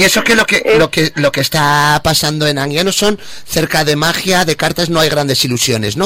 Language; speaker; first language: Spanish; native; Spanish